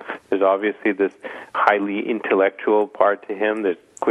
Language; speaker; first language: English; native; English